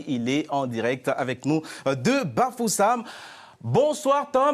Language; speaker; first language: French; native; French